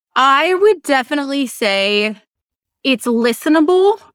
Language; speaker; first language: English; native; English